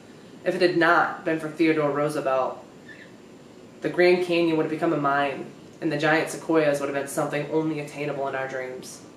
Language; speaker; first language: English; native; English